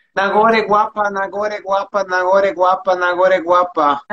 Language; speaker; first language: Spanish; non-native, learner; German